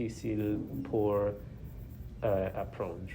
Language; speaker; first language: French; non-native, learner; English